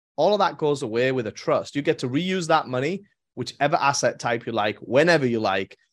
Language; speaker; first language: English; native; English